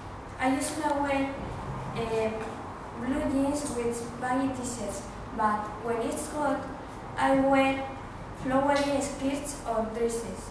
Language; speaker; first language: English; non-native, learner; Spanish